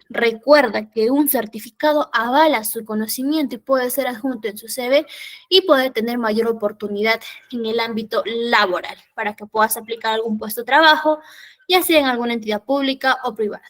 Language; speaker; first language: Spanish; native; Spanish